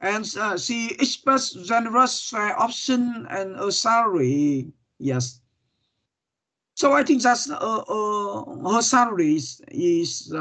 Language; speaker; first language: English; non-native, learner; Vietnamese